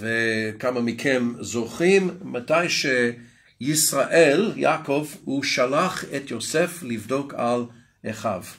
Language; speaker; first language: Hebrew; non-native, fluent; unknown